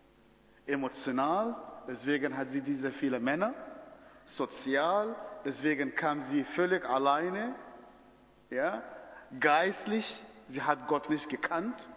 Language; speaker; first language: German; non-native, fluent; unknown